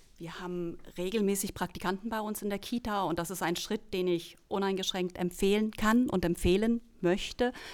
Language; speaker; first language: German; native; German